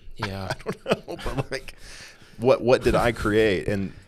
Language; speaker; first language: English; native; English